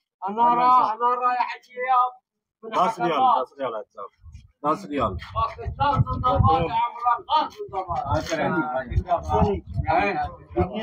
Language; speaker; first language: Arabic; non-native, learner; Urdu